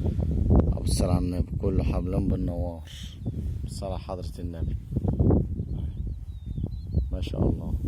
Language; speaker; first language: Arabic; native; Arabic